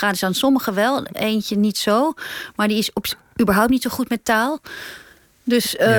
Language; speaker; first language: Dutch; native; Dutch